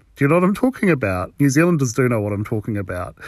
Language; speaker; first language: English; native; English